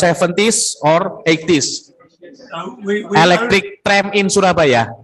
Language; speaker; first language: English; non-native, learner; Indonesian